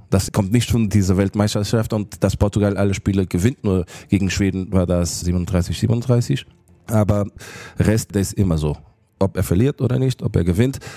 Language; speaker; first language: German; non-native, learner; Portuguese